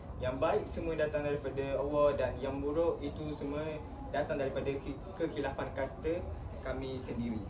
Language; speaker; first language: Malay; native; Malay